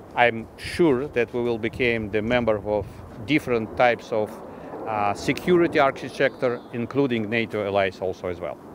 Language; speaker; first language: English; non-native, fluent; Ukrainian